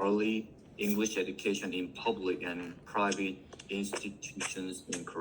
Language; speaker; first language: English; non-native, learner; Korean